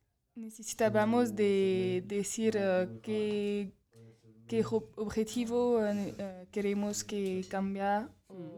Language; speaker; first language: Spanish; non-native, learner; French